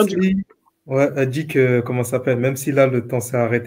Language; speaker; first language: French; native; French